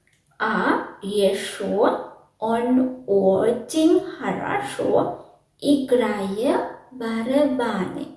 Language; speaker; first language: Russian; non-native, learner; Sinhala